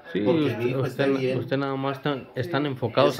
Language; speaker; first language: Spanish; native; Spanish